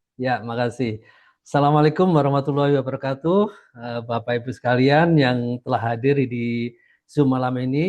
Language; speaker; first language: Indonesian; native; Indonesian